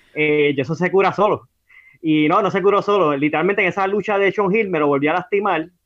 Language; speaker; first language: Spanish; native; Spanish